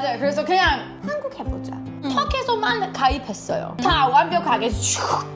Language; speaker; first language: Korean; non-native, fluent; English